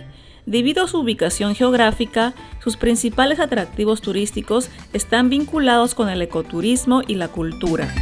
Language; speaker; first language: Spanish; native; Spanish